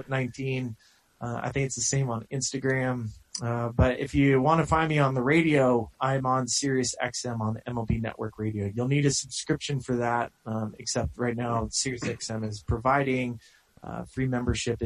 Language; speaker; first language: English; native; English